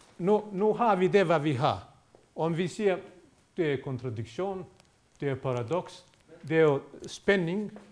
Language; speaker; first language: Danish; non-native, fluent; Bosnian